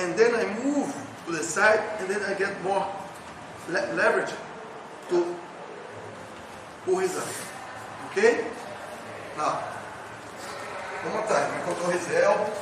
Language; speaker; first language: English; non-native, learner; Portuguese